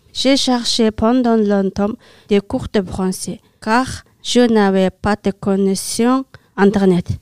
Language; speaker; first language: French; non-native, learner; Mongolian